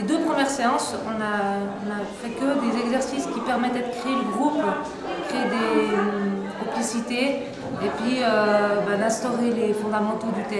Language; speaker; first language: French; native; French